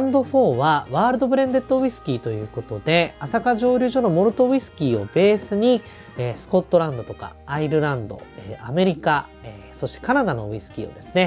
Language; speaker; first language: Japanese; native; Japanese